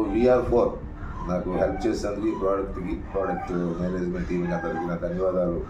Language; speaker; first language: Telugu; native; Telugu